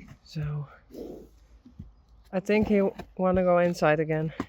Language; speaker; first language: English; non-native, learner; Western Frisian